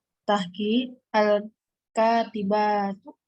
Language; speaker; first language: Arabic; non-native, learner; Indonesian